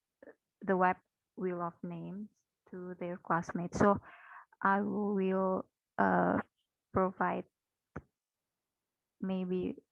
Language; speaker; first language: English; non-native, fluent; Indonesian